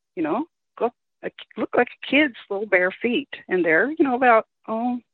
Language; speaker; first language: English; native; English